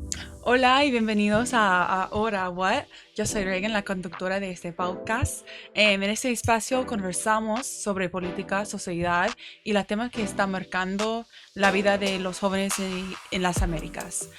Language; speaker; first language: Spanish; non-native, learner; English